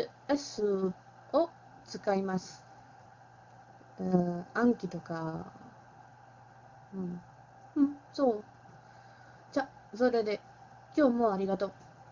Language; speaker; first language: Japanese; non-native, learner; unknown